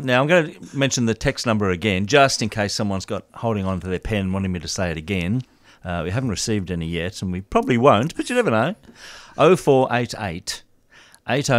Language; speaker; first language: English; native; English